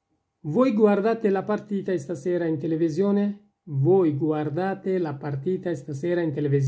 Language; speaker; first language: Italian; non-native, fluent; Persian